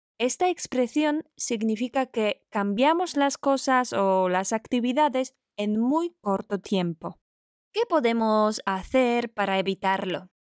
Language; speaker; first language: Spanish; non-native, fluent; Polish